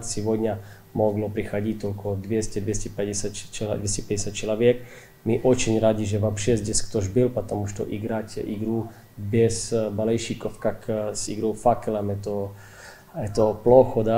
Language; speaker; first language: Russian; non-native, fluent; Czech